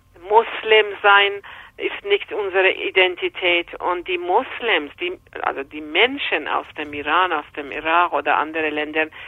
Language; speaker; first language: German; non-native, fluent; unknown